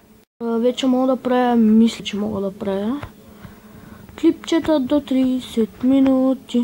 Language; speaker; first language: Bulgarian; native; Bulgarian